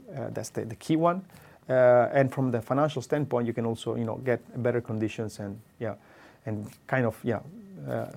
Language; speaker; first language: English; non-native, fluent; Italian